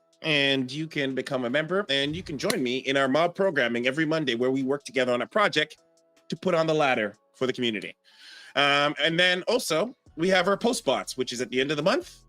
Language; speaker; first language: English; native; English